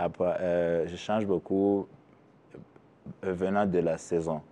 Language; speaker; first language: French; non-native, learner; Kinyarwanda